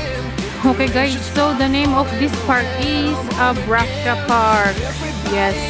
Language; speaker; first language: English; non-native, local second language; Filipino